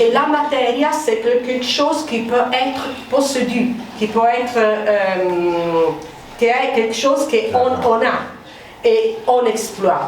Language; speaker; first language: French; non-native, fluent; Italian